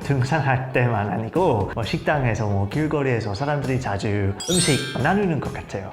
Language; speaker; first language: Korean; non-native, fluent; English